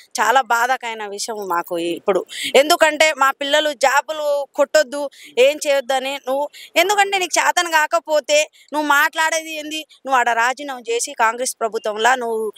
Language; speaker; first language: Telugu; non-native, local second language; Lambadi